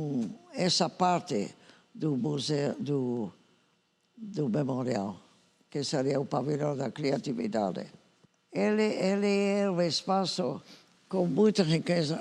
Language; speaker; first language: Portuguese; non-native, fluent; English